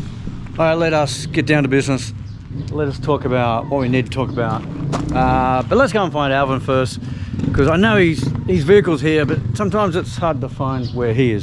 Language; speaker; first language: English; native; English